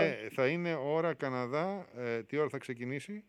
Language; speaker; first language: Greek; native; Greek